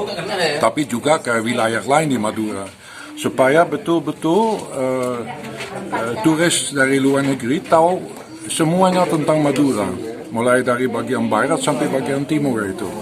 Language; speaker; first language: Indonesian; non-native, fluent; Dutch